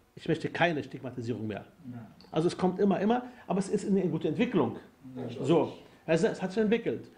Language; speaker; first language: German; early bilingual, other home language; Arabic